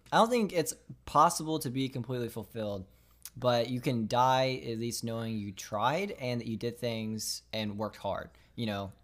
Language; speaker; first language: English; native; English